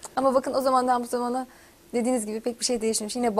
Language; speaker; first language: Turkish; native; Turkish